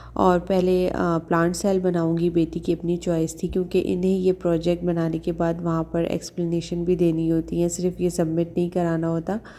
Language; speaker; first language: Urdu; native; Urdu